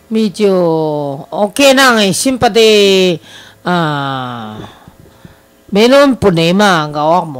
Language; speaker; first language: Filipino; non-native, learner; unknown